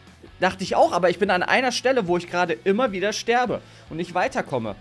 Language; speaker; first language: German; native; German